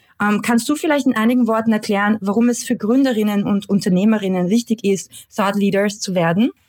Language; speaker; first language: German; native; German